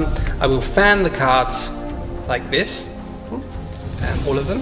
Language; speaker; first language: English; non-native, fluent; German